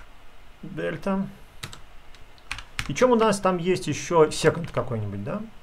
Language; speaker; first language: Russian; native; Russian